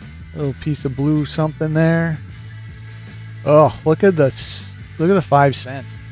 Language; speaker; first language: English; native; English